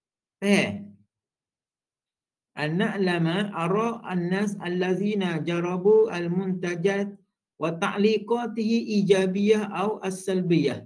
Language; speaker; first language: Arabic; non-native, fluent; Malay